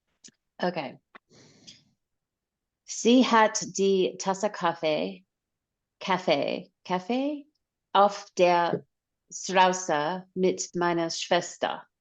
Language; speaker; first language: German; non-native, learner; English